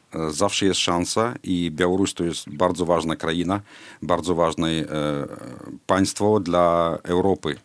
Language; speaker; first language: Polish; non-native, fluent; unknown